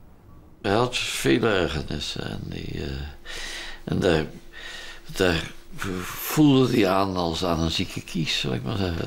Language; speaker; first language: Dutch; native; Dutch